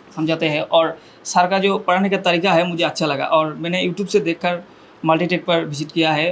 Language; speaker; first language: Hindi; non-native, local second language; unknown